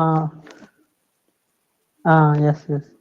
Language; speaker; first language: English; non-native, learner; Telugu